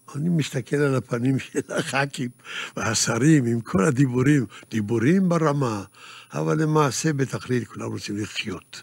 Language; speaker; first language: Hebrew; early bilingual, other home language; Yiddish